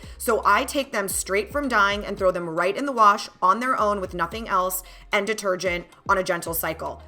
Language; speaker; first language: English; native; English